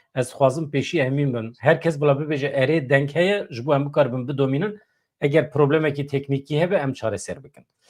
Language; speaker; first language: Kurdish; native; Kurdish